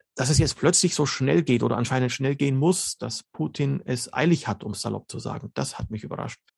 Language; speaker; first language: German; early bilingual, other home language; Slovenian